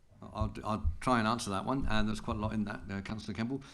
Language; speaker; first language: English; native; English